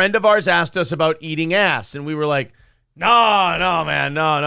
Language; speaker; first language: English; native; English